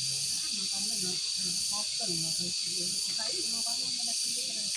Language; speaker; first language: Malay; non-native, local second language; Sundanese